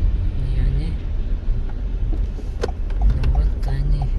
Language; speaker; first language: Russian; non-native, local second language; Kyrgyz